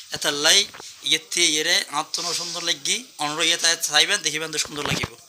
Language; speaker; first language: Bangla; native; Bangla